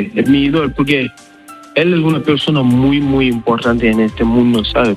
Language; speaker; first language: Spanish; non-native, learner; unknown